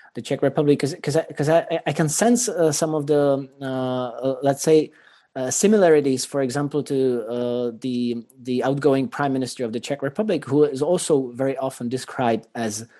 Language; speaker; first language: English; non-native, fluent; Czech